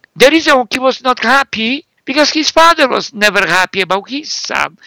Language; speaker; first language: English; non-native, fluent; Polish